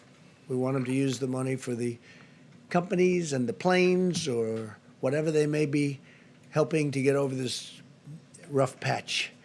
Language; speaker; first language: English; native; English